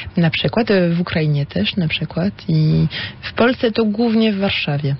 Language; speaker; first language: Polish; non-native, fluent; French